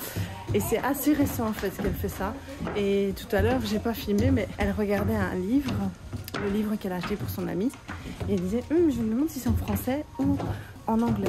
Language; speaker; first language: French; native; French